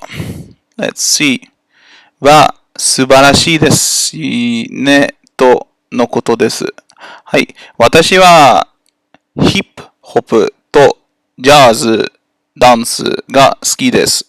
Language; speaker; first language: Japanese; non-native, learner; English